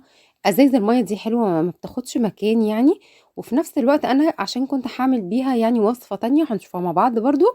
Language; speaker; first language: Arabic; native; Arabic